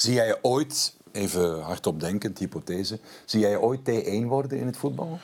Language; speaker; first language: Dutch; native; Dutch